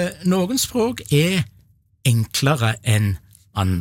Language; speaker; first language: Norwegian; native; Norwegian